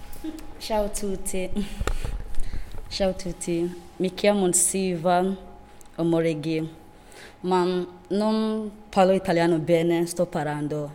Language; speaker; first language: Italian; non-native, learner; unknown